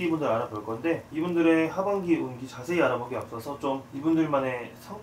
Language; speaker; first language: Korean; native; Korean